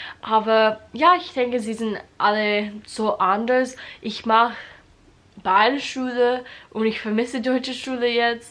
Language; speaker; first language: German; non-native, learner; English